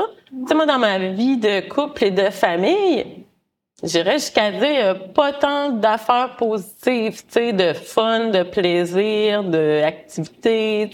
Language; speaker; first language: French; native; French